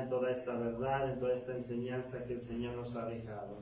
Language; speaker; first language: Spanish; native; Spanish